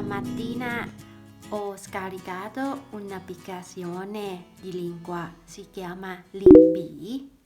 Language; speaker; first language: Italian; non-native, learner; Thai